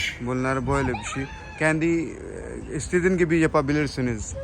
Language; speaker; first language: Turkish; non-native, learner; Urdu